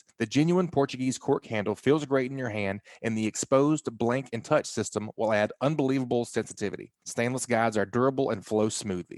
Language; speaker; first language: English; native; English